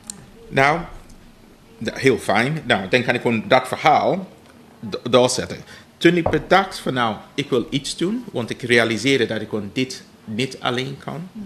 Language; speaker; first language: Dutch; non-native, fluent; English